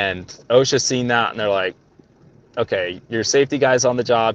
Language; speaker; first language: English; native; English